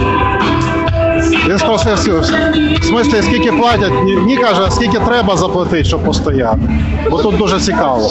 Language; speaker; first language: Ukrainian; native; Ukrainian